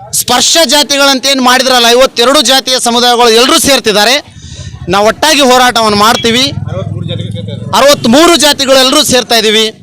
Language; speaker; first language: Kannada; non-native, local second language; Lambadi